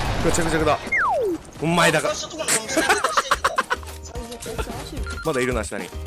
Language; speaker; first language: Japanese; native; Japanese